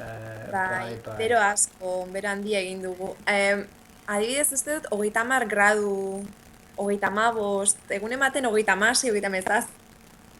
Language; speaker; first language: Basque; native; Basque